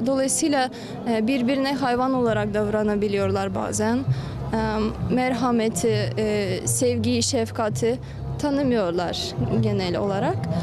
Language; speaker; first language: Turkish; non-native, fluent; Russian